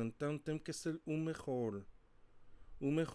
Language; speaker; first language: Portuguese; non-native, fluent; English